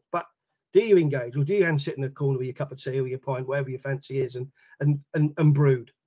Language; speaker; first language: English; native; English